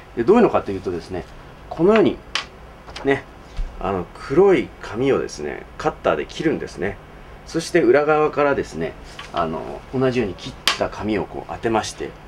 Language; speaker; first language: Japanese; native; Japanese